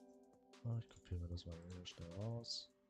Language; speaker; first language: German; native; German